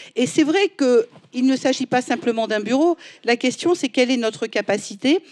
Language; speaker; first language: French; native; French